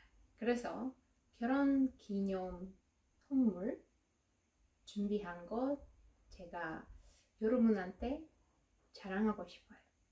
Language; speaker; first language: Korean; non-native, fluent; Russian